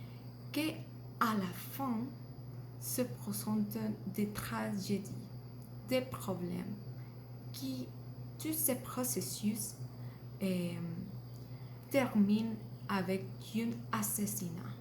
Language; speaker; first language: French; non-native, learner; Spanish